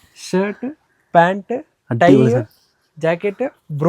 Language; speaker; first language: Malayalam; non-native, learner; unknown